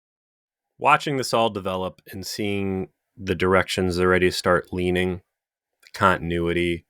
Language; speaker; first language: English; native; English